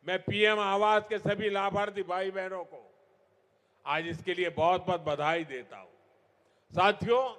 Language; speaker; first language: Hindi; non-native, local second language; Gujarati